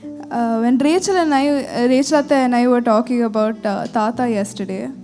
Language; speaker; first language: English; early bilingual, other home language; Tamil